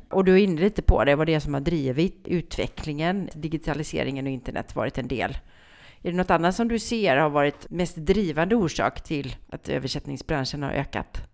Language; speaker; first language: Swedish; native; Swedish